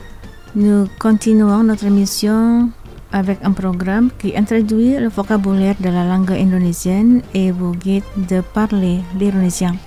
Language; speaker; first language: French; non-native, fluent; Indonesian